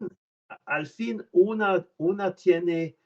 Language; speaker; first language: Spanish; non-native, learner; French